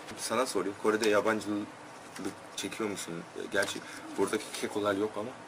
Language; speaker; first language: Turkish; non-native, fluent; Korean